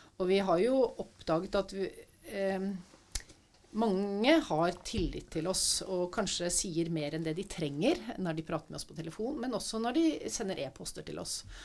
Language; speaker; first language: Norwegian; native; Norwegian